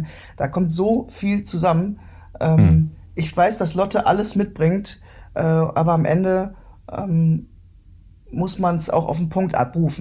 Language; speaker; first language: German; native; German